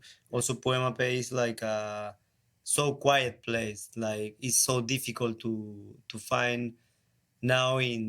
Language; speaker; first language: English; non-native, learner; Spanish